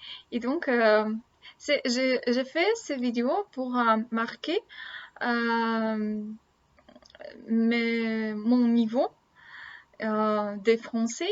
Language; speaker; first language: French; non-native, learner; Russian